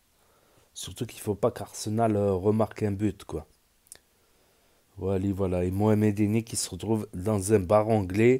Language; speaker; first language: French; native; French